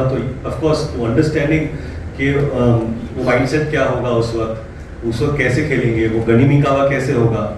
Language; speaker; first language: Hindi; non-native, local second language; Marathi